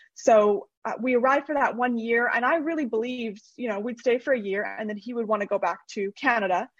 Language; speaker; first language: English; native; English